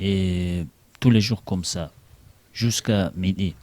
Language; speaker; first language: French; non-native, learner; Russian